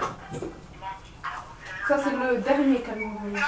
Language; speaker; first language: French; native; French